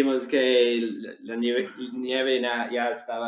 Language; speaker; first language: Spanish; non-native, learner; English